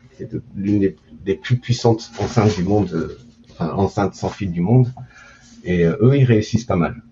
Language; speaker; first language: French; early bilingual, heritage; French